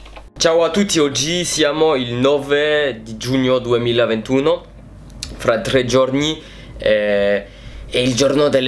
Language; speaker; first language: Italian; non-native, learner; French